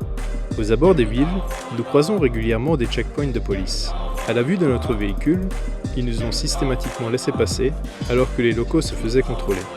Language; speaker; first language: French; native; French